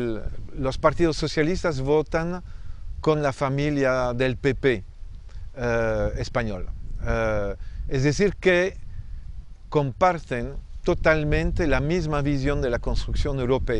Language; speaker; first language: Spanish; non-native, fluent; French